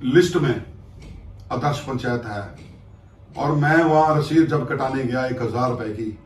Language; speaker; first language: Hindi; non-native, local second language; Punjabi